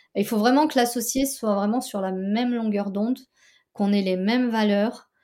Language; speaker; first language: French; native; French